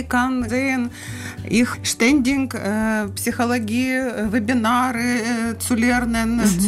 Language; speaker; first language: German; non-native, learner; Russian